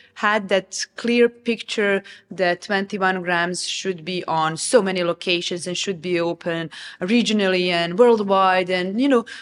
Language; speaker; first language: English; non-native, fluent; Serbian